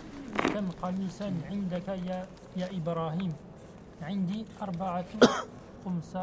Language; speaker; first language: Arabic; non-native, learner; French